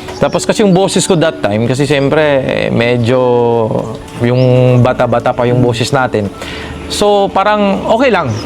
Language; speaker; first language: Filipino; non-native, local second language; Maguindanaon